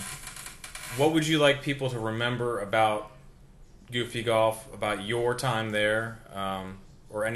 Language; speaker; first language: English; native; English